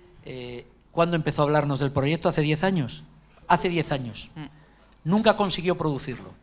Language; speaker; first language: Spanish; native; Spanish